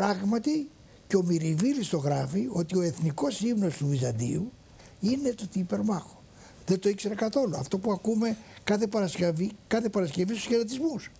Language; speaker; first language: Greek; native; Greek